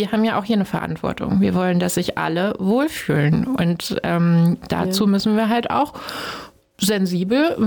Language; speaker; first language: German; native; German